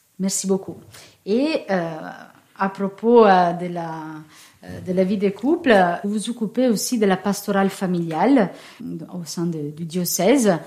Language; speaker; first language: French; non-native, fluent; Italian